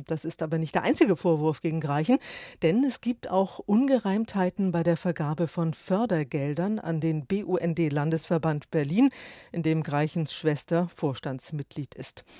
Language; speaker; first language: German; native; German